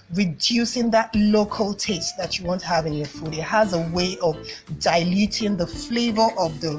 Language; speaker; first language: English; non-native, local second language; Igbo